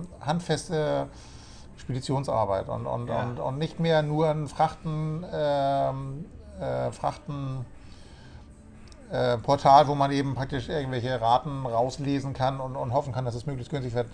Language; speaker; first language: German; native; German